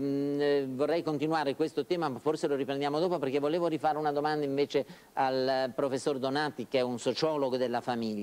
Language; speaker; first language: Italian; native; Italian